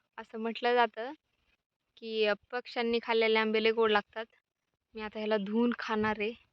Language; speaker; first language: Marathi; non-native, local second language; Lambadi